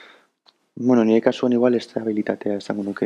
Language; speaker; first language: Basque; native; Basque